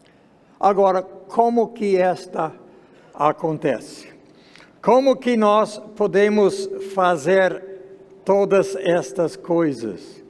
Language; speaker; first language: Portuguese; non-native, fluent; English